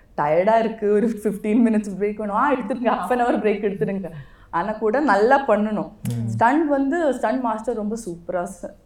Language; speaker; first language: Tamil; non-native, learner; Malayalam